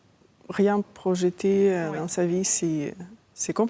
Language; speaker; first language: French; non-native, fluent; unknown